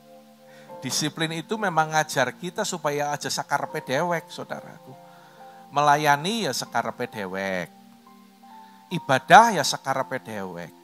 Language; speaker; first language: Indonesian; native; Indonesian